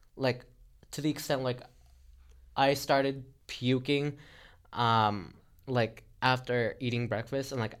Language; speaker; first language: English; non-native, local second language; Filipino